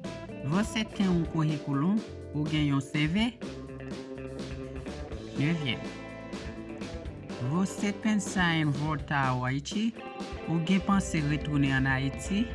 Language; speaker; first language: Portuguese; non-native, learner; Haitian Creole